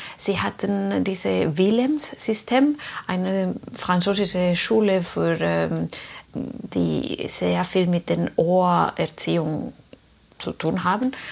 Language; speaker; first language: German; non-native, fluent; Spanish